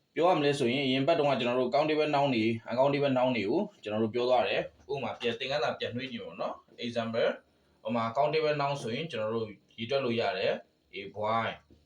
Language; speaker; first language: Burmese; native; Burmese